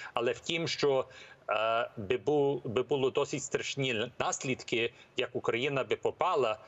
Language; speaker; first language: Ukrainian; early bilingual, heritage; English